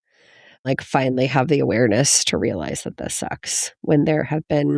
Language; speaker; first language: English; native; English